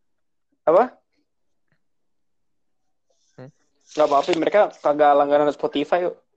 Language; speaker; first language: Indonesian; native; Indonesian